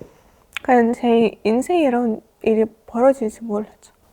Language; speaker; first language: Korean; non-native, fluent; Russian